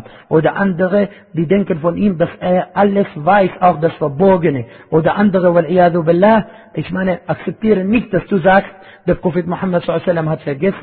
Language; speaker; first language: German; non-native, fluent; Arabic